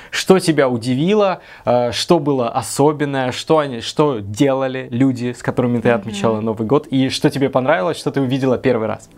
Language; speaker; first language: Russian; native; Russian